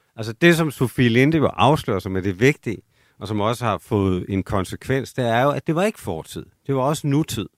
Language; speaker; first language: Danish; native; Danish